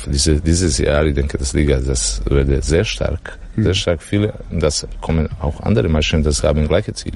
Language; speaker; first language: German; non-native, learner; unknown